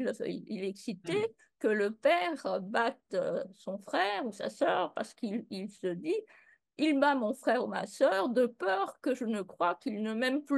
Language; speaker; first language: French; native; French